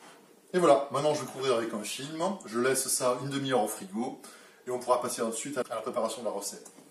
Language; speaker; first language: French; native; French